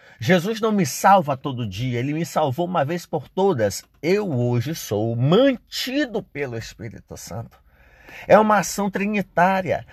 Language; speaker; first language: Portuguese; native; Portuguese